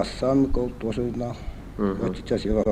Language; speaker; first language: Russian; non-native, local second language; Yakut